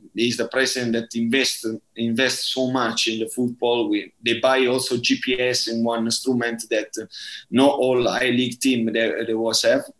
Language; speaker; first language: English; non-native, learner; Italian